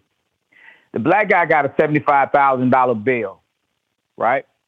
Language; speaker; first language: English; native; English